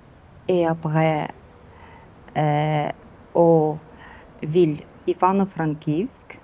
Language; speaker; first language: French; non-native, learner; Ukrainian